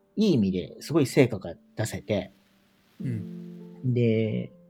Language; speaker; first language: Japanese; native; Japanese